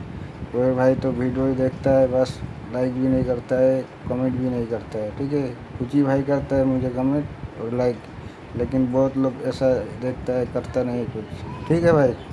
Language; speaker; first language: Hindi; non-native, fluent; Bangla